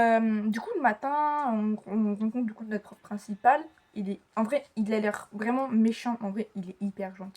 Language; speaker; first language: French; native; French